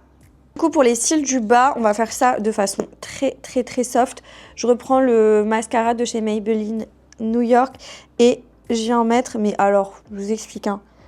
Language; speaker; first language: French; native; French